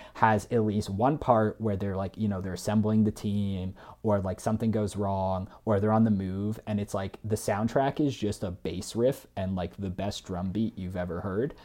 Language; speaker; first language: English; native; English